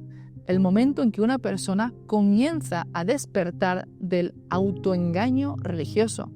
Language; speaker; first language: Spanish; native; Spanish